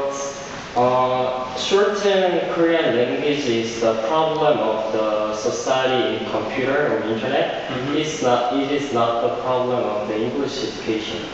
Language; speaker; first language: English; non-native, fluent; Korean